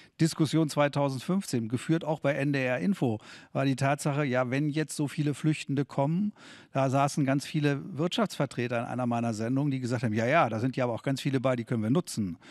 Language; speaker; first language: German; native; German